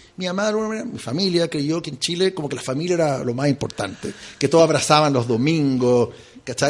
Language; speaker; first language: Spanish; early bilingual, heritage; Spanish